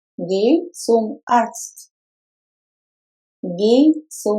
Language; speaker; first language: German; non-native, fluent; Russian